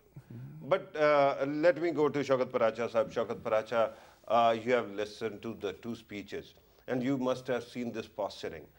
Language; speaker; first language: English; non-native, local second language; Urdu